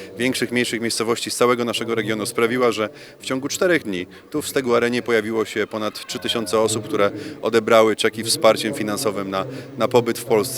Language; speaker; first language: Polish; native; Polish